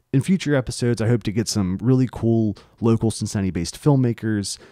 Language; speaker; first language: English; native; English